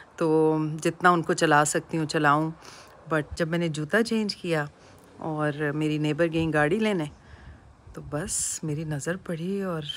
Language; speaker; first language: Urdu; native; Urdu